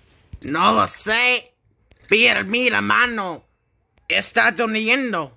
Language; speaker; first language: Spanish; non-native, learner; English